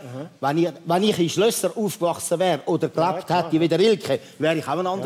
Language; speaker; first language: German; native; German